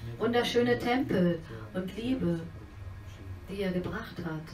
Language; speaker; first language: German; native; German